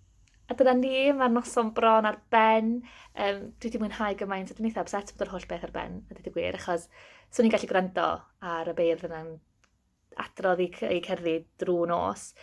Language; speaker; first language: Welsh; native; Welsh